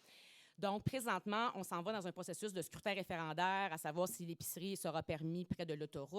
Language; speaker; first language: French; native; French